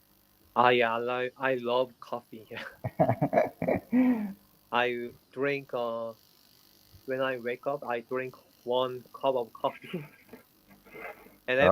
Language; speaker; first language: English; non-native, learner; Korean